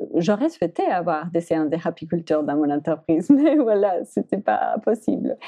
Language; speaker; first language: French; non-native, fluent; Spanish